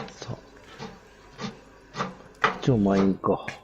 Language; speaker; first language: Japanese; native; Japanese